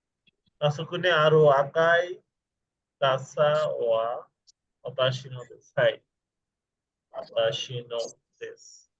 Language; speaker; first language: Japanese; non-native, fluent; Bangla